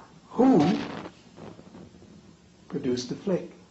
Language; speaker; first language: English; native; English